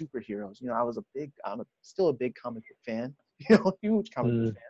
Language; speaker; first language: English; native; English